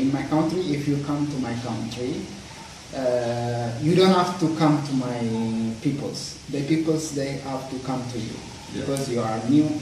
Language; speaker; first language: English; non-native, learner; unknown